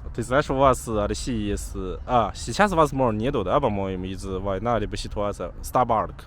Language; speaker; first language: Russian; non-native, learner; Chinese